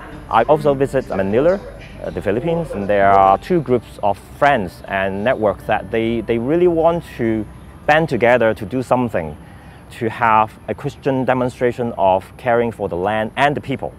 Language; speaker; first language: English; non-native, local second language; Cantonese